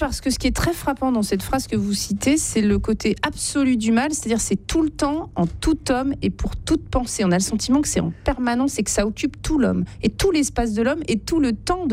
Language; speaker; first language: French; native; French